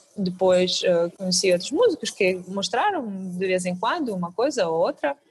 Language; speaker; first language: Portuguese; non-native, fluent; Kazakh